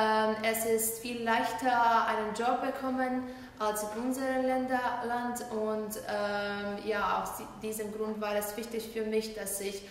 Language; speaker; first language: German; non-native, learner; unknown